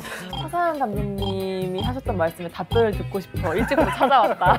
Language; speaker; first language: Korean; native; Korean